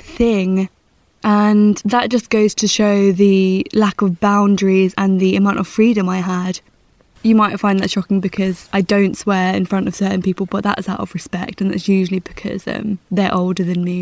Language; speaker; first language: English; native; English